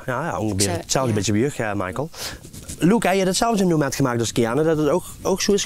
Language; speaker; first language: Dutch; native; Dutch